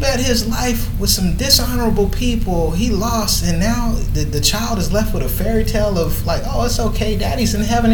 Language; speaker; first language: English; native; English